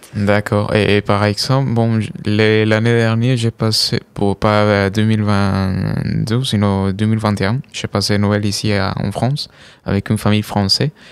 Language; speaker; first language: French; non-native, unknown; Spanish